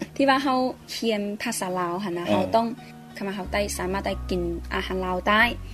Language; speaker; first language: Lao; non-native, fluent; Chinese